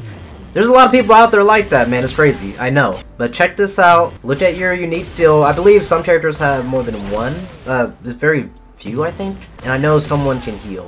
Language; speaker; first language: English; native; English